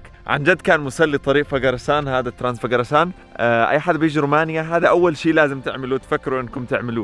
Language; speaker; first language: Arabic; native; Arabic